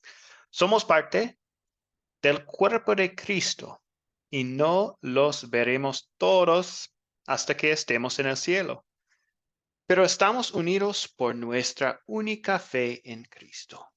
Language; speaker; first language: Spanish; non-native, fluent; English